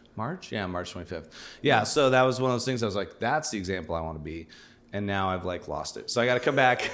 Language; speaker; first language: English; native; English